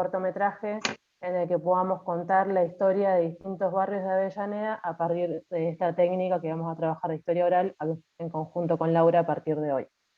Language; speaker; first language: Spanish; native; Spanish